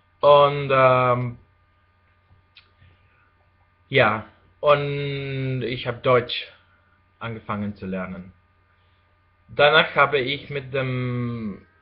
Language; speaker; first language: German; non-native, fluent; Spanish